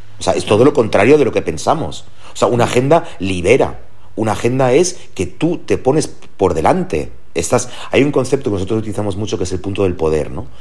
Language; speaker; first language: Spanish; early bilingual, heritage; Spanish